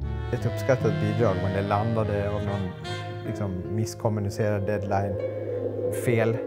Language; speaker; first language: Swedish; native; Swedish